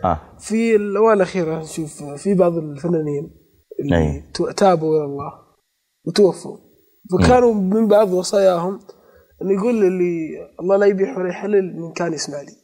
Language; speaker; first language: Arabic; native; Arabic